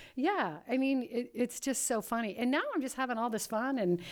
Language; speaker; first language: English; early bilingual, other home language; Italian